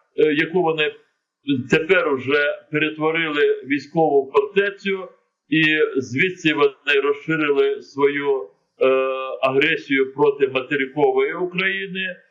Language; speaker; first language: Ukrainian; non-native, local second language; Crimean Tatar